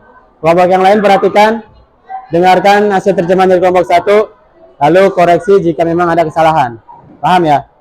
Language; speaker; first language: Indonesian; native; Indonesian